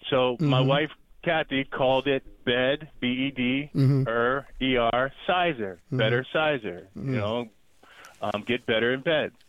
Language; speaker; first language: English; native; English